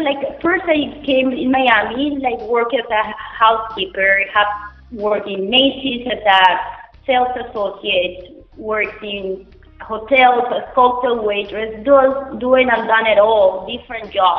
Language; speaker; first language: English; non-native, fluent; Spanish